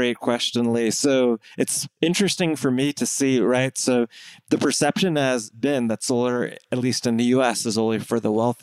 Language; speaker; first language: English; native; English